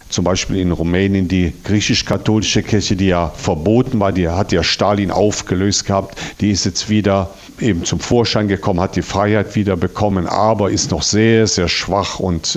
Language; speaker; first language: German; native; German